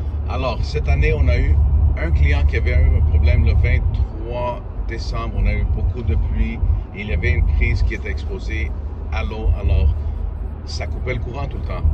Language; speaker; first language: French; native; French